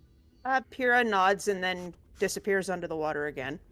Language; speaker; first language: English; native; English